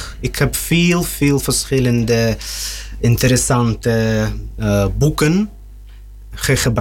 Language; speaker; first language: Dutch; non-native, learner; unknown